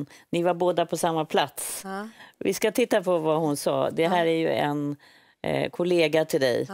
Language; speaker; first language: Swedish; native; Swedish